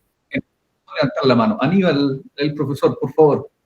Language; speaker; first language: Spanish; native; Spanish